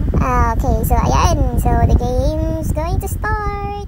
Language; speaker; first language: Filipino; non-native, local second language; Cebuano